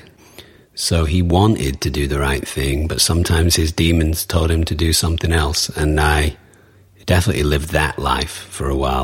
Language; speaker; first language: English; native; English